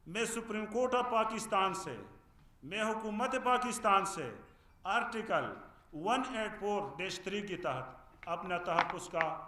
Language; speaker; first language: Urdu; non-native, fluent; Pashto